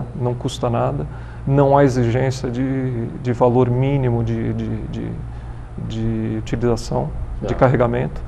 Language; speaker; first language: Portuguese; native; Portuguese